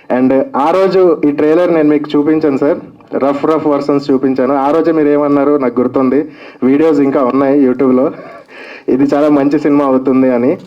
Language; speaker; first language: Telugu; native; Telugu